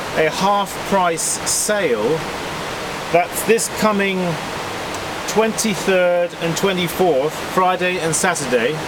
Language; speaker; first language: English; native; English